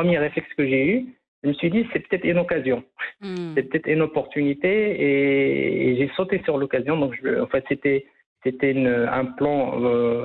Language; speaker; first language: French; non-native, local second language; Arabic